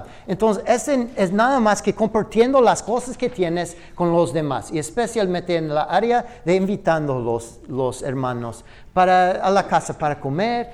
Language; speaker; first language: Spanish; non-native, fluent; English